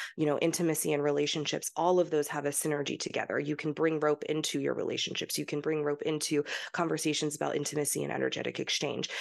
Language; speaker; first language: English; early bilingual, heritage; English